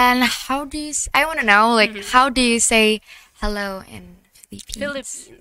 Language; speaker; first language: English; non-native, learner; Indonesian